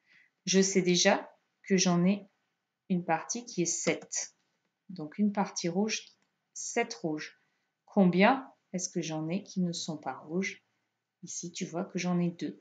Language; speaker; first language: French; native; French